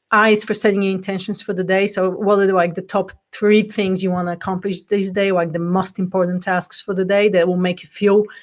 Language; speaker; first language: English; non-native, fluent; Bulgarian